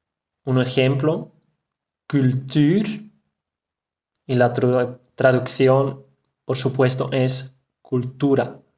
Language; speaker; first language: Spanish; non-native, fluent; Dutch